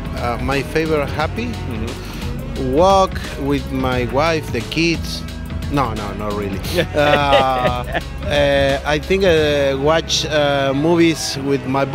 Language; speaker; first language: English; non-native, learner; Spanish